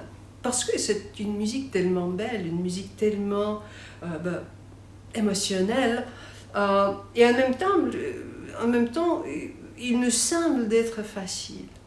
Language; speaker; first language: French; non-native, fluent; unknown